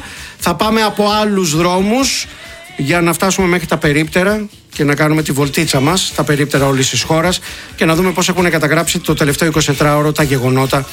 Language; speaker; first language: Greek; native; Greek